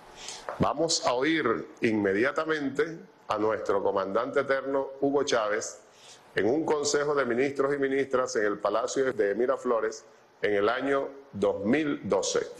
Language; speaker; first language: Spanish; native; Spanish